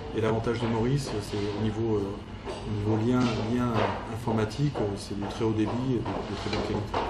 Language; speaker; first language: French; early bilingual, heritage; French